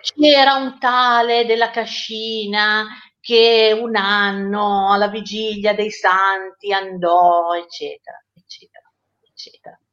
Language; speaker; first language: Italian; native; Italian